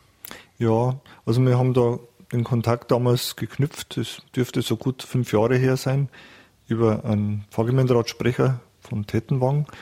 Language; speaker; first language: German; native; German